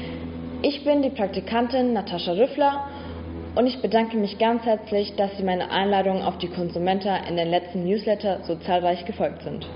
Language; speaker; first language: German; native; German